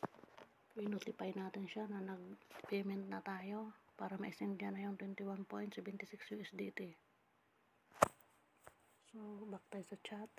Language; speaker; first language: Filipino; native; Filipino